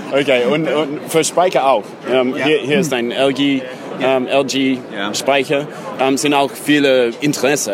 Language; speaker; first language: German; non-native, learner; English